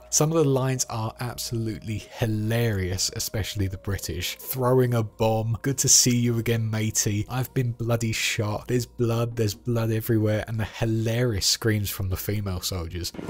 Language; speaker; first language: English; native; English